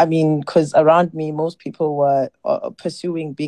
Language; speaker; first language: English; non-native, local second language; Xhosa